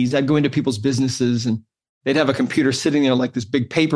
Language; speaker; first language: English; native; English